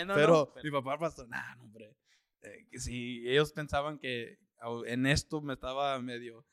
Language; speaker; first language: Spanish; early bilingual, heritage; Spanish